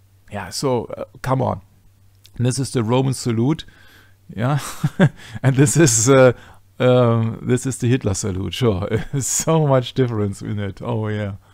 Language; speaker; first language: English; non-native, fluent; German